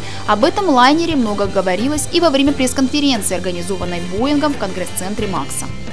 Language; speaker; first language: Russian; native; Russian